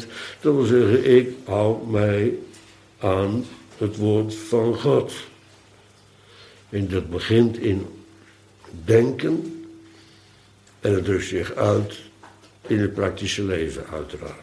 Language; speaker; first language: Dutch; native; Dutch